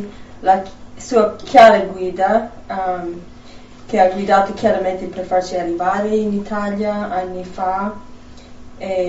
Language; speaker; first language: Italian; non-native, fluent; English